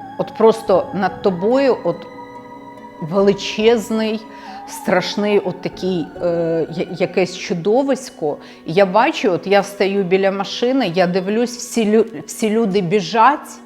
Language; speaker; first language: Ukrainian; native; Ukrainian